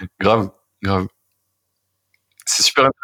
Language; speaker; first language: French; native; French